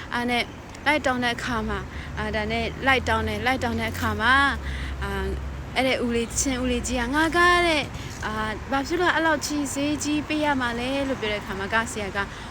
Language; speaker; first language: Burmese; non-native, local second language; Hakha Chin